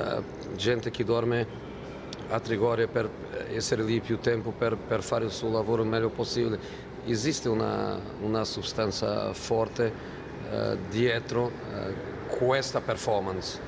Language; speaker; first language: Italian; non-native, fluent; Portuguese